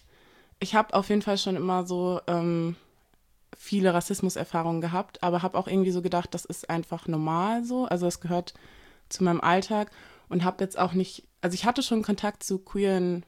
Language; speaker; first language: German; native; German